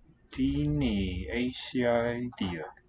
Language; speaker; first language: Welsh; non-native, learner; English